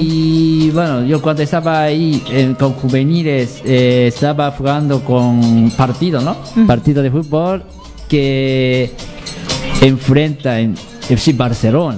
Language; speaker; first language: Spanish; non-native, learner; Japanese